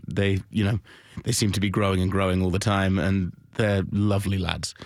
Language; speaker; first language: English; native; English